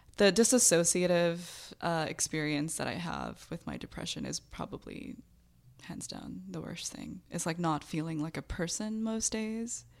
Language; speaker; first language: English; early bilingual, other home language; Bangla